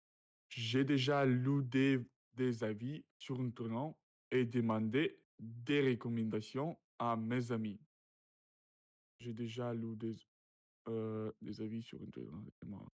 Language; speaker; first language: French; non-native, learner; Russian